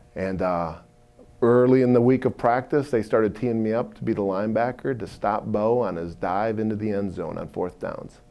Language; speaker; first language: English; native; English